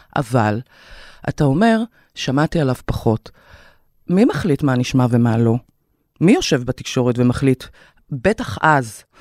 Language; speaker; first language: Hebrew; native; Hebrew